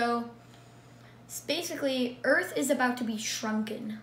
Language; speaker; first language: English; native; English